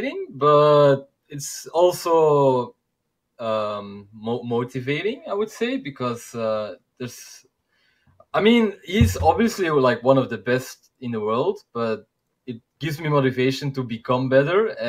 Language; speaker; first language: English; non-native, fluent; Dutch